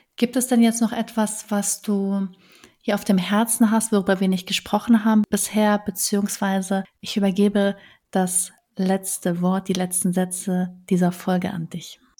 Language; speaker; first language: German; native; German